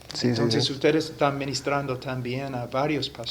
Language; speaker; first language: Spanish; non-native, fluent; English